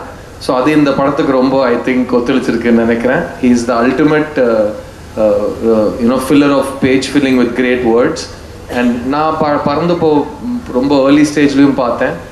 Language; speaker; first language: Tamil; native; Tamil